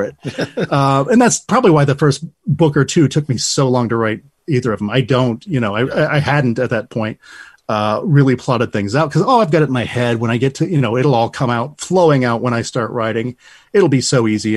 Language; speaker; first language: English; native; English